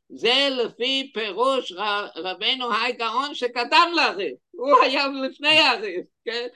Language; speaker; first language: Hebrew; non-native, fluent; English